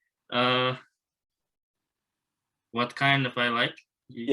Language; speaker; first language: English; non-native, learner; Japanese